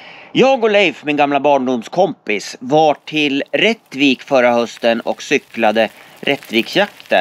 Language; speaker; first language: Swedish; native; Swedish